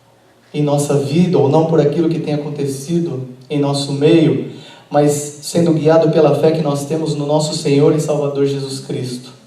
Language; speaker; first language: Portuguese; native; Portuguese